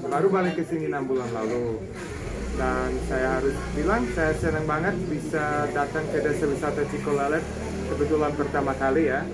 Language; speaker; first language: Indonesian; non-native, fluent; Serbian